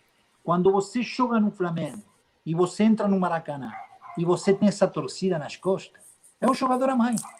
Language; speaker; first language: Portuguese; non-native, fluent; Spanish